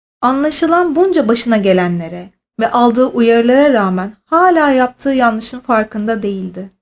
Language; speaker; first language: Turkish; native; Turkish